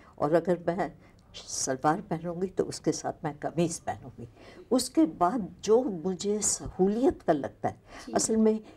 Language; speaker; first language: Urdu; non-native, local second language; Punjabi